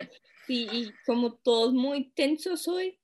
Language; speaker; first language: Spanish; non-native, fluent; English